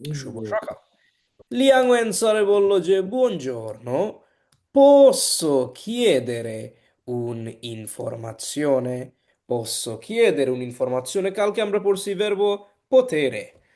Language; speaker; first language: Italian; non-native, learner; Bangla